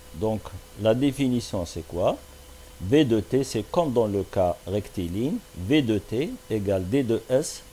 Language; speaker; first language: French; non-native, local second language; Arabic